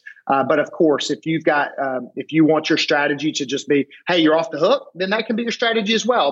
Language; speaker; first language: English; native; English